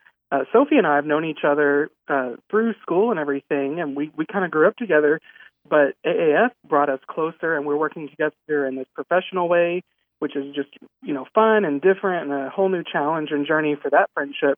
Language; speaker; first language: English; native; English